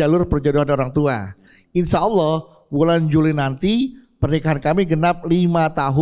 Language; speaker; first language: Indonesian; native; Indonesian